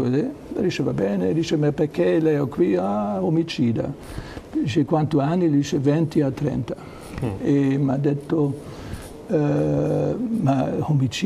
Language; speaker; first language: Italian; non-native, learner; German